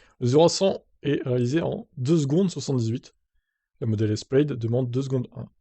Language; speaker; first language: French; native; French